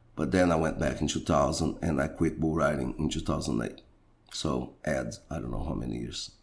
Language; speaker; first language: English; non-native, fluent; Portuguese